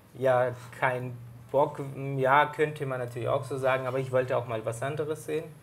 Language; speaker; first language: German; early bilingual, other home language; Greek